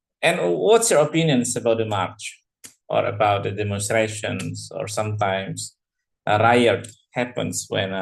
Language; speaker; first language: English; non-native, fluent; Indonesian